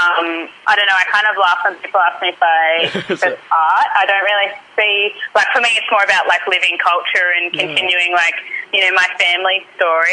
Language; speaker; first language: English; native; English